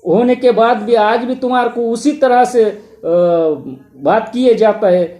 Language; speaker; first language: Hindi; non-native, local second language; Marathi